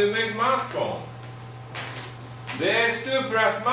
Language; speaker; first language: English; non-native, fluent; Japanese